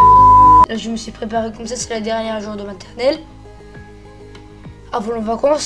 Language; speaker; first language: French; early bilingual, other home language; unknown